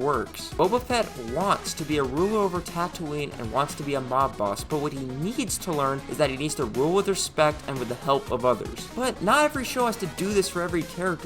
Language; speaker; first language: English; native; English